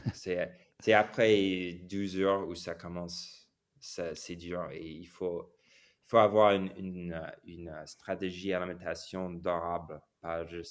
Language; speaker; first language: French; non-native, fluent; English